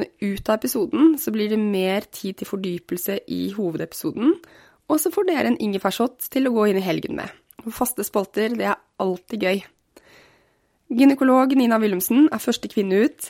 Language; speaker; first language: Norwegian; native; Norwegian